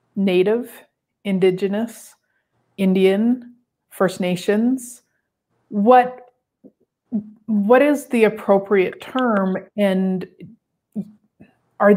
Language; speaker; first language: English; native; English